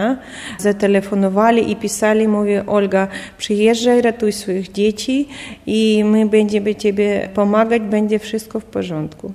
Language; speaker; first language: Polish; non-native, learner; Ukrainian